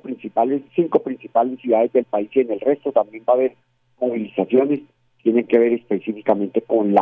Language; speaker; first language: Spanish; native; Spanish